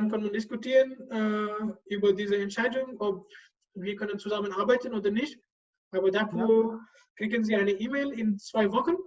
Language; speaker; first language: German; non-native, learner; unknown